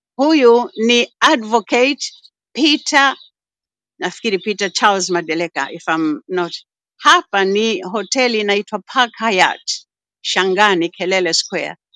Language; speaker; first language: Swahili; native; Swahili